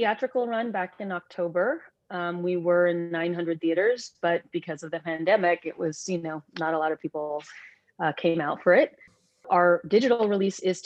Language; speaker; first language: English; native; English